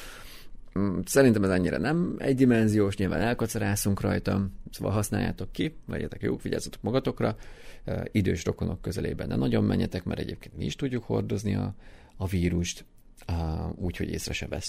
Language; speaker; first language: Hungarian; native; Hungarian